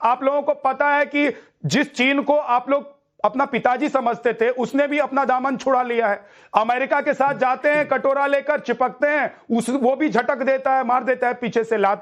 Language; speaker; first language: Hindi; native; Hindi